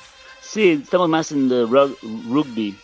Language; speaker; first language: Spanish; non-native, learner; English